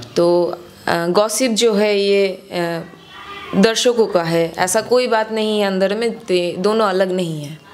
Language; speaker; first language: Hindi; non-native, local second language; Bangla